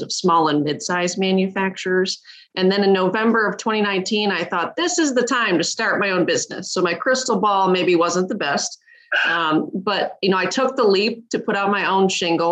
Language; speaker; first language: English; native; English